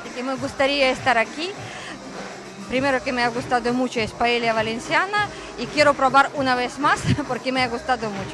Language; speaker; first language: Spanish; non-native, fluent; Russian